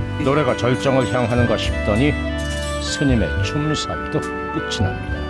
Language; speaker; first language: Korean; native; Korean